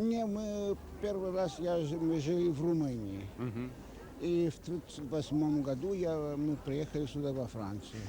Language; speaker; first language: Russian; early bilingual, heritage; Russian